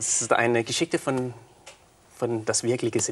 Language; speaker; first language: German; non-native, fluent; Danish